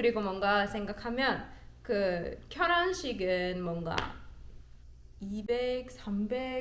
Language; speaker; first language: Korean; non-native, learner; German